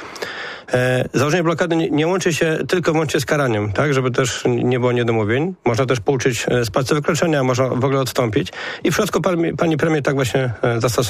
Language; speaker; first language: Polish; native; Polish